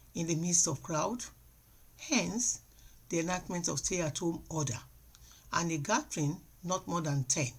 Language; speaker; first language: English; non-native, local second language; Yoruba